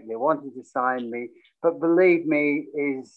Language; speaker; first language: English; native; English